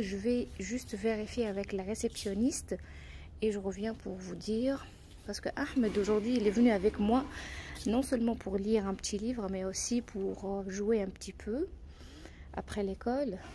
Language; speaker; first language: French; non-native, fluent; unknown